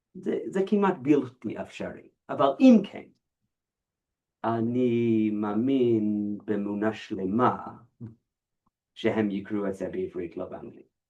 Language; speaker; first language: Hebrew; non-native, fluent; English